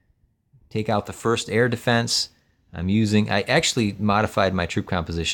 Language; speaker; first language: English; native; English